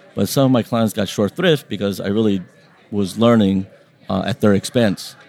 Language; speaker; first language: English; early bilingual, other home language; Vietnamese